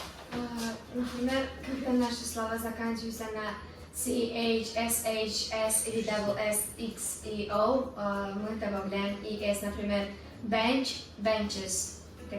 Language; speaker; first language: Russian; non-native, local second language; Tajik